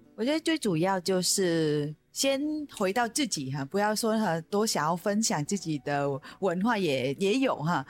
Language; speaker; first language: Chinese; non-native, fluent; Vietnamese